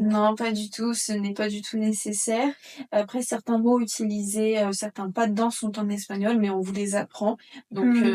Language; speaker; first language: French; native; French